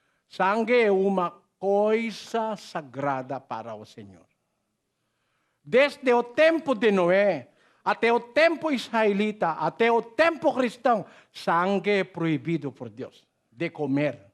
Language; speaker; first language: Portuguese; non-native, learner; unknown